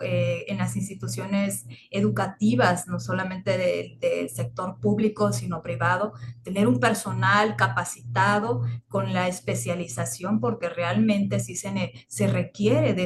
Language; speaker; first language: Spanish; native; Spanish